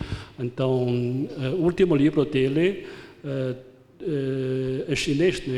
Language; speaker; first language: Portuguese; non-native, fluent; Chinese